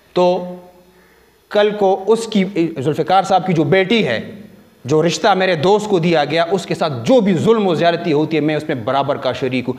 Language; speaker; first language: Urdu; non-native, local second language; Pashto